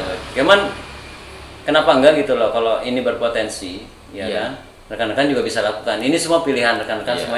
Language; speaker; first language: Indonesian; native; Indonesian